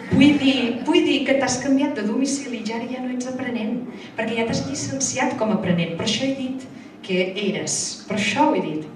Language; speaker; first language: Catalan; native; Catalan